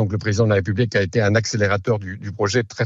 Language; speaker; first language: French; native; French